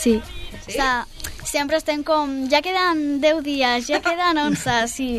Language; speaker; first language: Catalan; non-native, local second language; Spanish